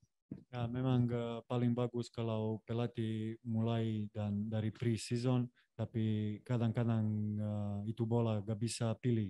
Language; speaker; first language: Indonesian; non-native, fluent; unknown